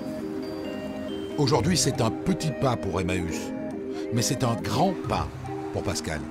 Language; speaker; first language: French; native; French